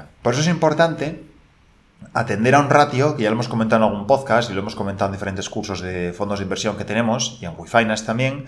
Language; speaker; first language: Spanish; native; Spanish